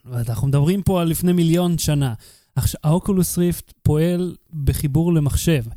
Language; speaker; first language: Hebrew; native; Hebrew